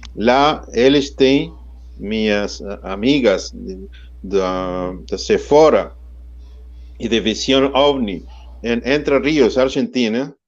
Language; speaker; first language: Portuguese; non-native, fluent; Spanish